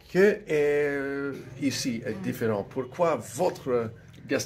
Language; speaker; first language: French; non-native, learner; English